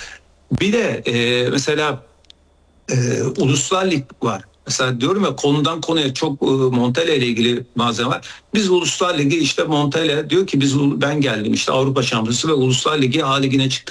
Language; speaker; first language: Turkish; native; Turkish